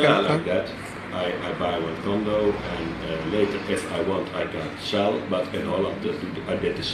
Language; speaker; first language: English; non-native, learner; Dutch